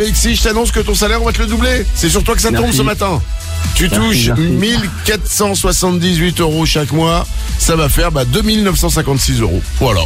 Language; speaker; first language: French; native; French